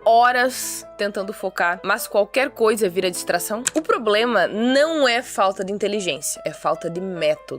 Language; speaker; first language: Portuguese; native; Portuguese